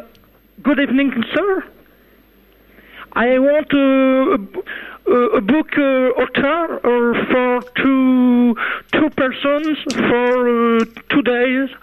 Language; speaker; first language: English; non-native, learner; French